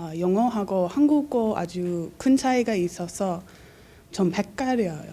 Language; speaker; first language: Korean; non-native, learner; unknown